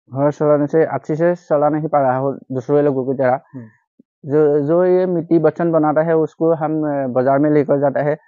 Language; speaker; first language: Hindi; non-native, local second language; Assamese